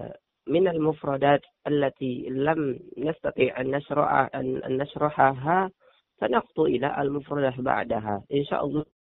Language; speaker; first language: Arabic; non-native, learner; Indonesian